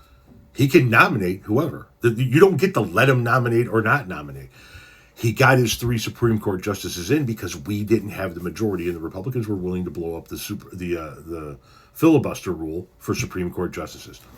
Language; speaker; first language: English; native; English